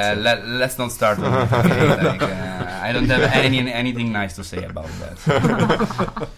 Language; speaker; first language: English; non-native, fluent; Italian